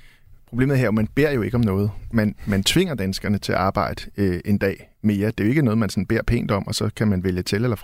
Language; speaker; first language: Danish; native; Danish